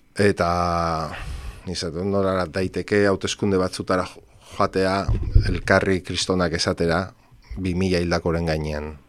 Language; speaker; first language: Basque; non-native, local second language; Spanish